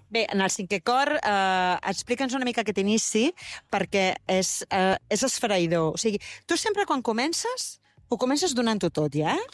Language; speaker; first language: Catalan; native; Catalan